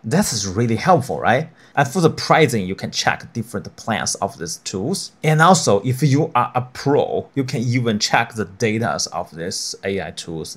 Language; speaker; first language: English; non-native, fluent; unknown